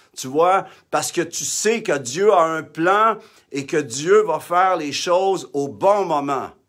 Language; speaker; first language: French; native; French